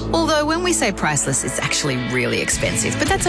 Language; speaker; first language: English; native; English